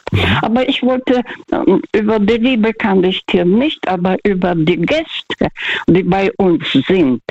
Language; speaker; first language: German; non-native, fluent; Russian